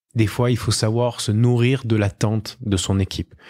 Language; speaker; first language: French; native; French